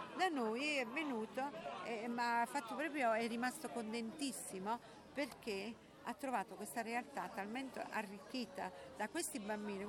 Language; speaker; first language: Italian; native; Italian